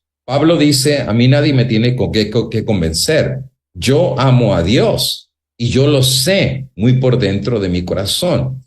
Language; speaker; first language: Spanish; native; Spanish